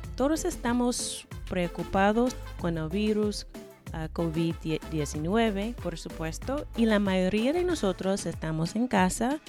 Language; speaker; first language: Spanish; non-native, fluent; English